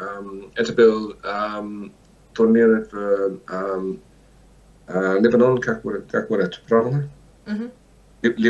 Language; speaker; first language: Russian; non-native, learner; English